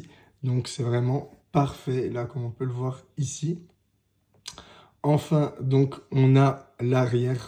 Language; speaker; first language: French; native; French